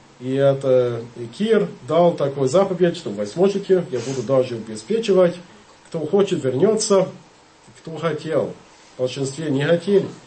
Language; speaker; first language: Russian; non-native, fluent; English